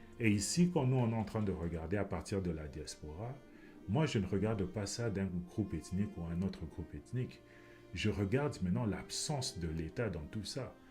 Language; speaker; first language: French; non-native, local second language; Lingala